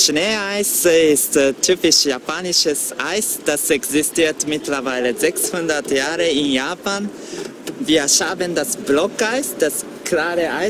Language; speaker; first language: German; non-native, fluent; Japanese